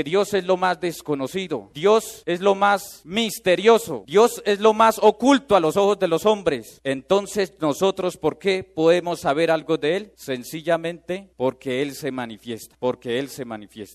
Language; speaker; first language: Spanish; native; Spanish